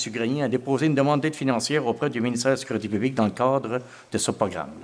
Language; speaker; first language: French; native; French